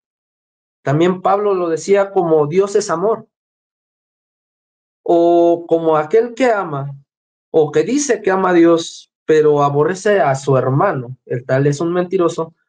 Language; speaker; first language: Spanish; native; Spanish